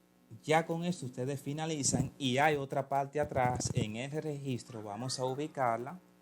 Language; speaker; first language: Spanish; native; Spanish